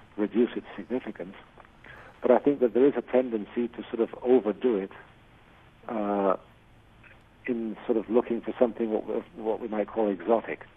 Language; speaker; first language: English; native; English